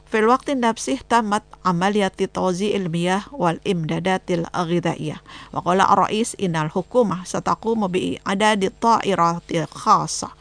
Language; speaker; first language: Arabic; non-native, fluent; Indonesian